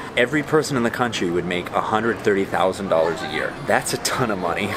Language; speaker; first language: English; native; English